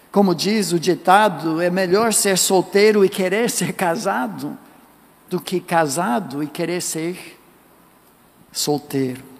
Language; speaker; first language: Portuguese; non-native, fluent; English